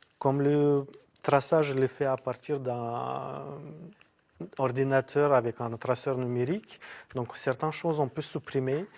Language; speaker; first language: French; non-native, fluent; Lithuanian